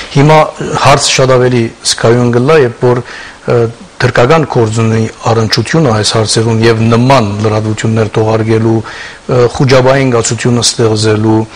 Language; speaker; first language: Armenian; early bilingual, heritage; Armenian